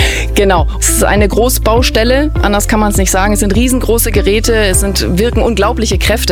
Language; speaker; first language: German; native; German